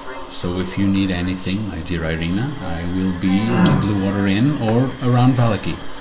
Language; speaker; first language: English; non-native, fluent; Portuguese